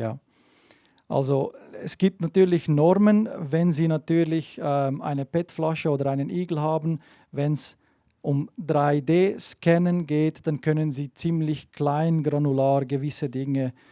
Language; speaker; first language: German; native; German